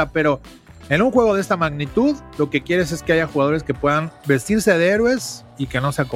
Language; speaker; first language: Spanish; native; Spanish